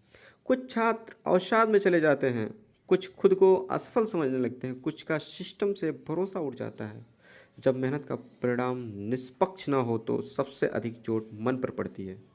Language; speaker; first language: Hindi; native; Hindi